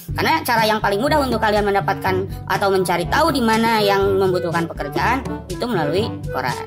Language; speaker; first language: Indonesian; native; Indonesian